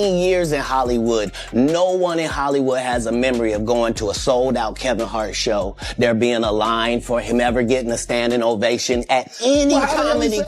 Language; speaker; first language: English; native; English